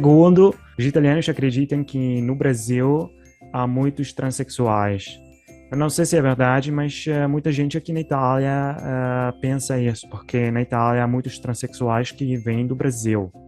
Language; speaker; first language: Portuguese; non-native, fluent; Italian